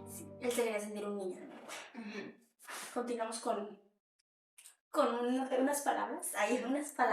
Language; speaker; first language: Spanish; native; Spanish